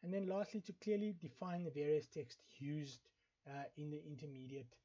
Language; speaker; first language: English; non-native, local second language; Afrikaans